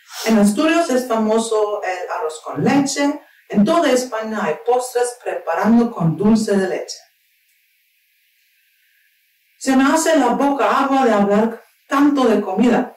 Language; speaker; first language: Spanish; non-native, fluent; Turkish